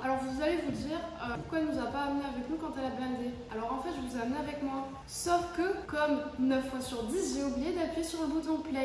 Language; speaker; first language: French; native; French